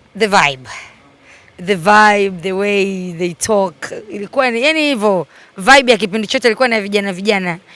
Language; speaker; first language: Swahili; native; Swahili